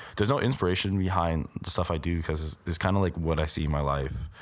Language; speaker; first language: English; native; English